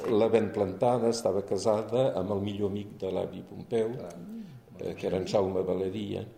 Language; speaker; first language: Catalan; early bilingual, heritage; Catalan